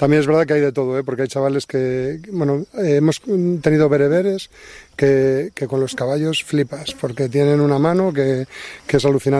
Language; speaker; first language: Spanish; native; Spanish